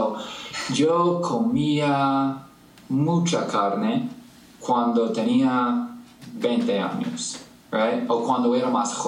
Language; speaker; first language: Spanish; non-native, fluent; English